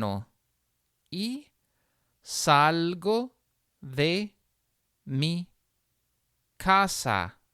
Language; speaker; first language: Spanish; non-native, fluent; English